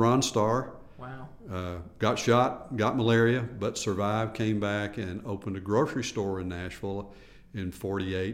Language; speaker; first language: English; native; English